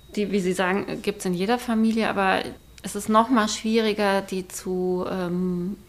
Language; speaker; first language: German; native; German